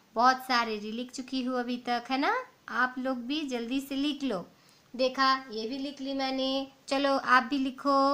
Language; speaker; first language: Hindi; non-native, local second language; Bangla